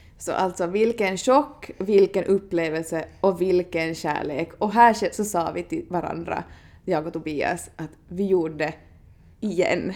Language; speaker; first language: Swedish; native; Swedish